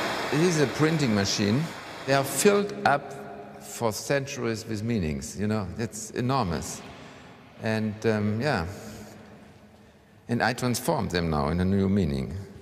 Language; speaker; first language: English; non-native, fluent; German